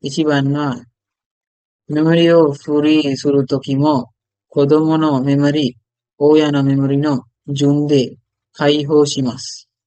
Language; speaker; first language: Japanese; non-native, fluent; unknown